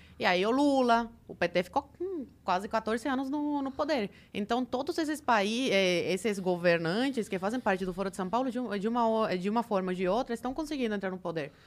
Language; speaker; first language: Portuguese; early bilingual, other home language; Spanish